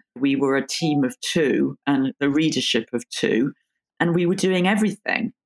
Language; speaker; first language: English; native; English